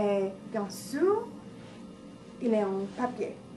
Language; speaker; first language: French; non-native, learner; English